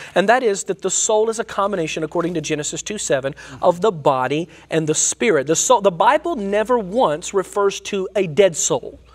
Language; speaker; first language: English; native; English